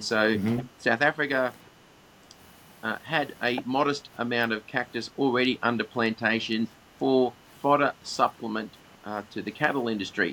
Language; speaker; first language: English; native; English